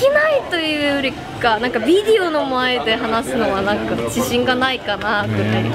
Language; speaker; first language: Japanese; non-native, fluent; Korean